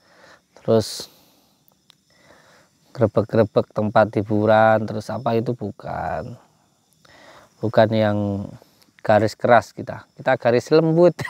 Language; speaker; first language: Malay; non-native, local second language; Javanese